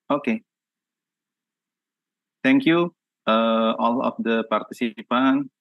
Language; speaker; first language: English; non-native, learner; Indonesian